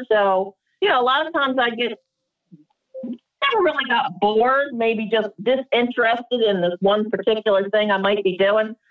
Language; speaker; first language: English; native; English